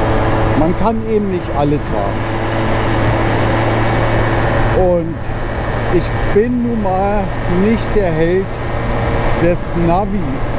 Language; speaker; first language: German; native; German